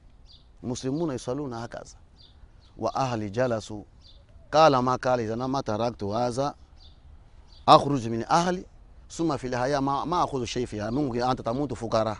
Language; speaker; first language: Arabic; non-native, learner; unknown